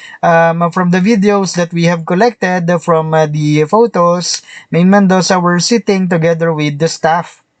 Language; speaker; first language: English; non-native, local second language; Filipino